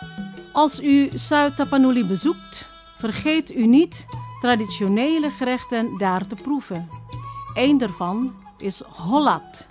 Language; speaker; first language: Dutch; non-native, fluent; Indonesian